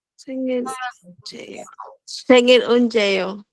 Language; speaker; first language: Korean; non-native, learner; Filipino